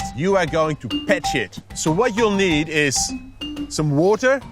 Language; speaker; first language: English; native; English